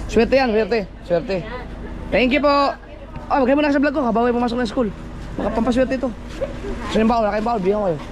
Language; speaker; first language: Filipino; non-native, local second language; Cebuano